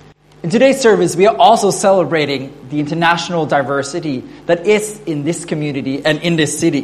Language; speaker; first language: English; non-native, fluent; Norwegian